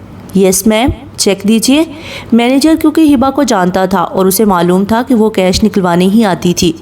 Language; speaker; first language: Urdu; native; Urdu